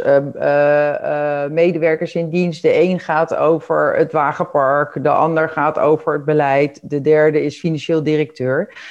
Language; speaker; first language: Dutch; native; Dutch